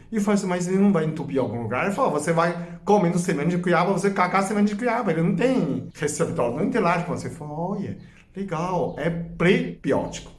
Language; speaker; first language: Portuguese; non-native, fluent; Chinese